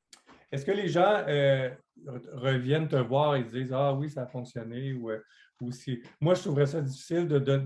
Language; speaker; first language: French; native; French